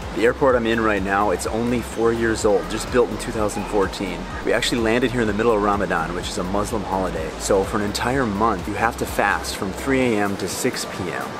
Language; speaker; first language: English; native; English